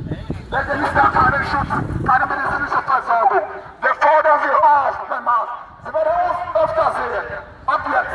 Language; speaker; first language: German; non-native, fluent; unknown